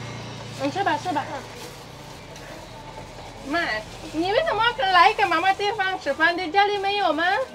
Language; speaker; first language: Chinese; non-native, fluent; Indonesian